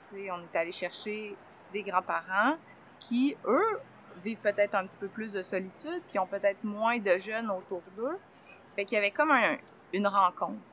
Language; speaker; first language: French; native; French